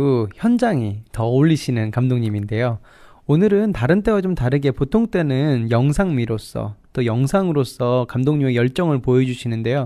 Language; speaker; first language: Korean; native; Korean